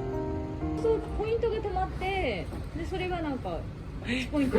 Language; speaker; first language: Japanese; native; Japanese